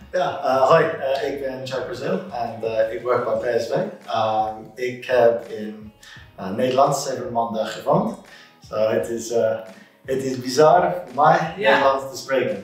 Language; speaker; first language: Dutch; non-native, learner; English